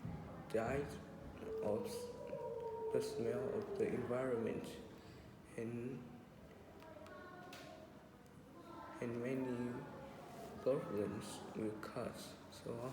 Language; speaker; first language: English; non-native, learner; Vietnamese